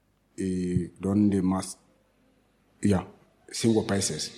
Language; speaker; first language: Spanish; non-native, learner; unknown